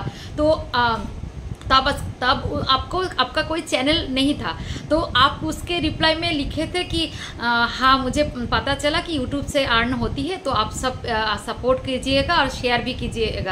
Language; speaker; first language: Hindi; non-native, local second language; Bangla